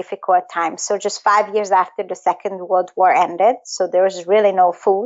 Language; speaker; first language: English; non-native, fluent; Hungarian